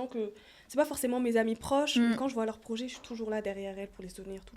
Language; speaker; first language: French; native; French